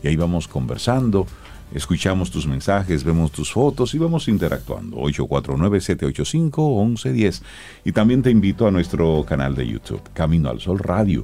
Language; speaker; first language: Spanish; native; Spanish